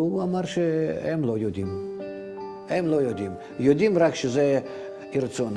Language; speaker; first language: Hebrew; non-native, fluent; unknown